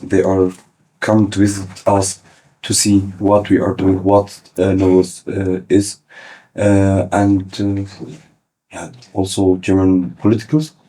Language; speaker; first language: English; early bilingual, other home language; Kurdish